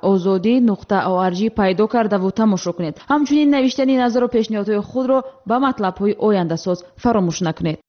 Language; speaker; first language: Tajik; native; Tajik